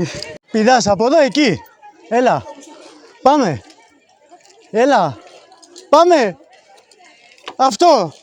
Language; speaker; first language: Greek; non-native, fluent; Armenian